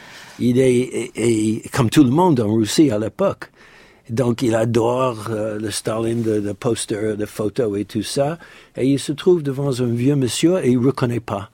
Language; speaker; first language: French; non-native, fluent; English